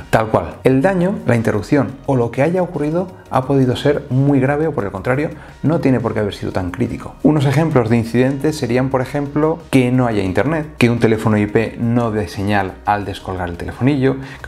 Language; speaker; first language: Spanish; native; Spanish